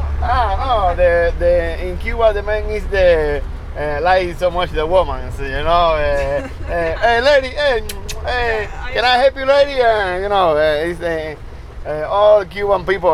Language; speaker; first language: English; non-native, learner; Spanish